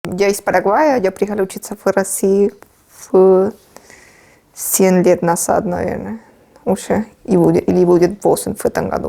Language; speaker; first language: Russian; non-native, fluent; Spanish